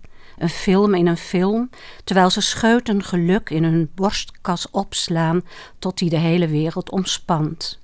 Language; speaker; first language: Dutch; native; Dutch